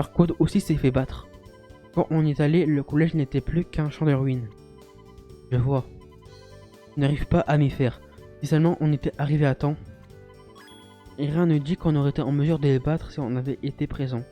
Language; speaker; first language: French; native; French